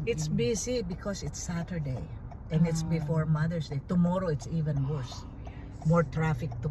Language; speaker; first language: English; non-native, fluent; Filipino